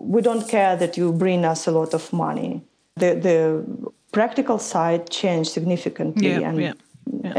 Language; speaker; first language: English; non-native, fluent; Ukrainian